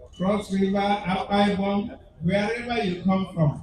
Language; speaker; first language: English; non-native, local second language; Igbo